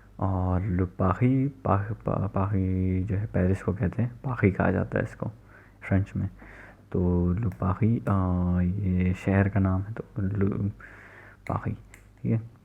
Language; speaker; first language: Urdu; native; Urdu